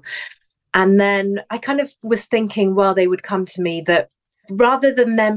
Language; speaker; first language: English; native; English